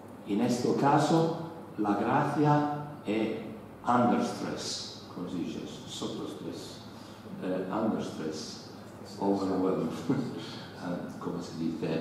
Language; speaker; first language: Spanish; non-native, learner; Italian